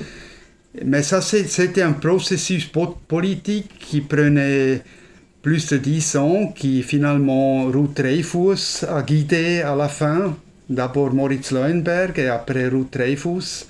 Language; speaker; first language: French; non-native, fluent; German